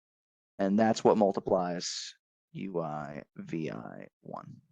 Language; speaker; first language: English; native; English